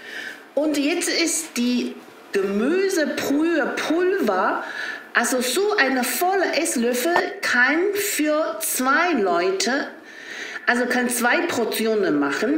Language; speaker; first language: German; non-native, learner; Chinese